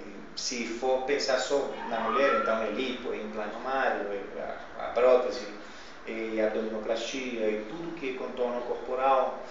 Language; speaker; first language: Portuguese; non-native, fluent; Spanish